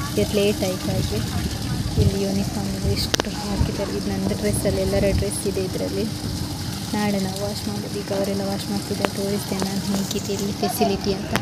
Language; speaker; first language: Kannada; non-native, local second language; Tulu